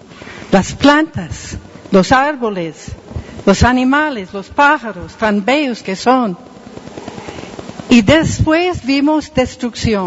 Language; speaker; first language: Spanish; non-native, fluent; English